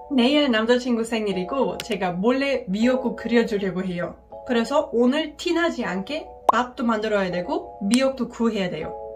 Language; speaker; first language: Korean; non-native, fluent; German